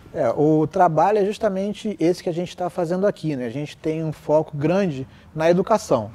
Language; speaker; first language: Portuguese; native; Portuguese